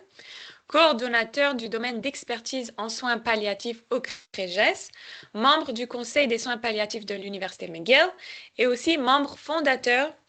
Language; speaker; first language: French; native; French